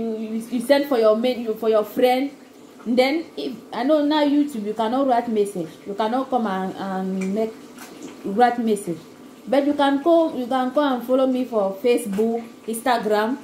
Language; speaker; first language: English; non-native, learner; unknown